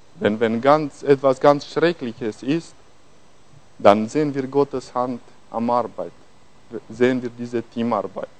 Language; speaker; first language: German; non-native, fluent; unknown